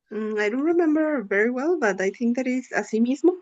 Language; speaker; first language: English; non-native, learner; Spanish